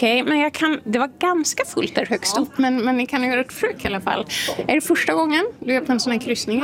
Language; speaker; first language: Swedish; native; Swedish